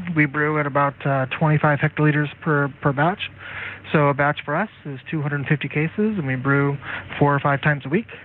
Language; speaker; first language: English; native; English